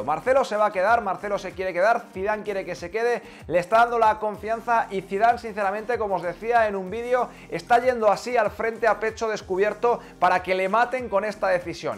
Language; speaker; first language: Spanish; native; Spanish